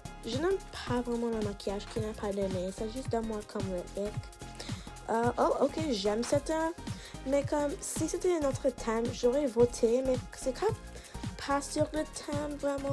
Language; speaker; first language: French; non-native, learner; English